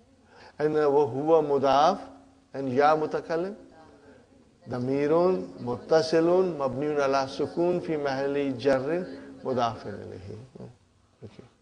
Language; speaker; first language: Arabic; non-native, fluent; Urdu